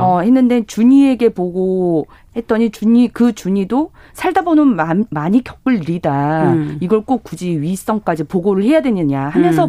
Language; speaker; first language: Korean; native; Korean